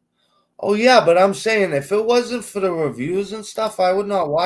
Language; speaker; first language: English; native; English